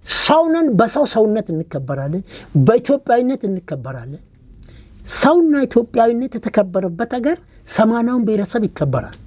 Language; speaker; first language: Amharic; non-native, local second language; Oromo